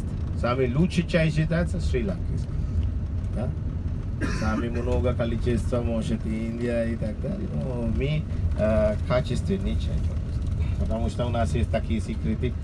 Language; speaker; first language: Russian; non-native, learner; Sinhala